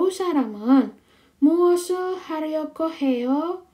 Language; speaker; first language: Korean; non-native, fluent; Indonesian